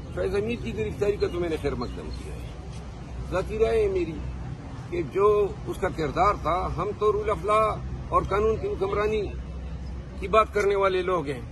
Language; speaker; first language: Urdu; non-native, local second language; Pashto